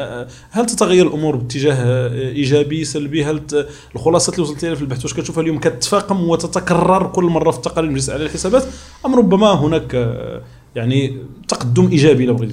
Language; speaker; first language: Arabic; native; Arabic